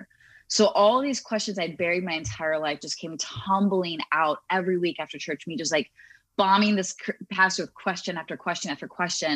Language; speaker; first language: English; native; English